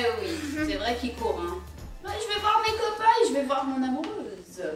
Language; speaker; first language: French; native; French